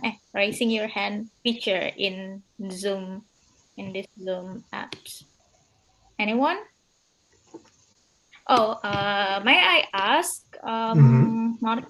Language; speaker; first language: English; non-native, fluent; Indonesian